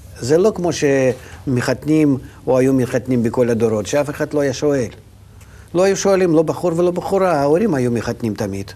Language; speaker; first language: Hebrew; non-native, fluent; Russian